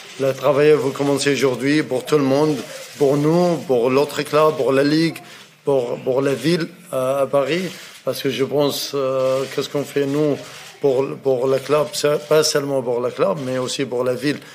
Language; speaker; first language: French; non-native, learner; Arabic